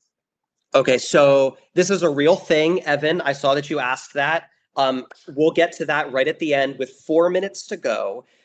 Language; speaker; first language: English; native; English